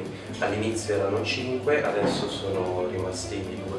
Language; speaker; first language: Italian; native; Italian